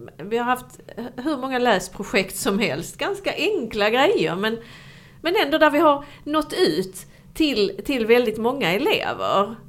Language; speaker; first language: Swedish; native; Swedish